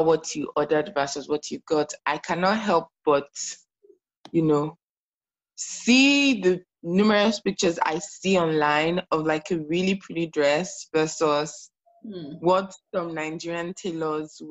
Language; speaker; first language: English; non-native, local second language; Yoruba